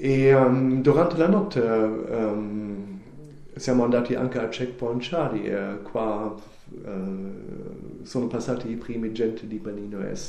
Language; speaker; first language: Italian; non-native, learner; German